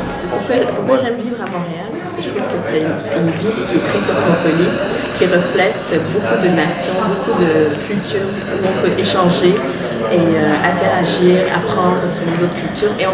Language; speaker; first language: French; non-native, fluent; Tamil